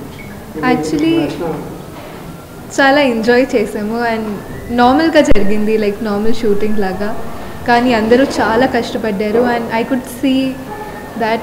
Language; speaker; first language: Telugu; non-native, fluent; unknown